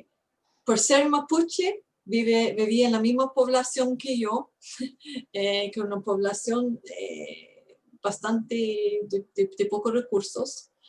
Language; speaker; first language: Spanish; non-native, fluent; English